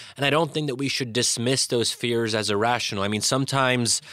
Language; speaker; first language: English; native; English